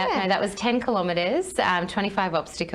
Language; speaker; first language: English; native; English